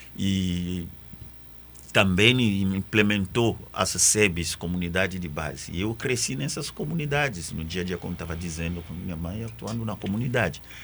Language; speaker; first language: Portuguese; non-native, fluent; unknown